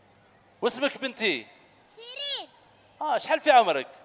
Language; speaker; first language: Arabic; native; Arabic